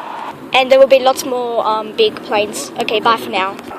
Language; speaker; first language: English; native; English